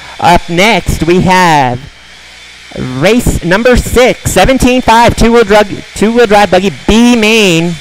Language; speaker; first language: English; native; English